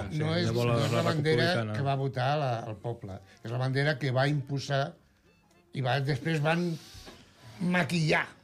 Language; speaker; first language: Catalan; non-native, local second language; Spanish